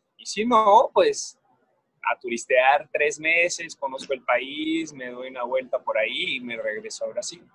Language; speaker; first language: Spanish; non-native, fluent; Portuguese